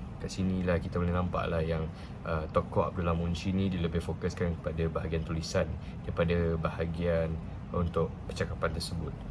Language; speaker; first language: Malay; non-native, local second language; Iban